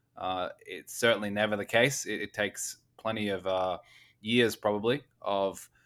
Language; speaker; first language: English; native; English